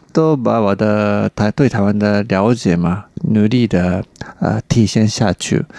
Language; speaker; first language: Chinese; non-native, fluent; Japanese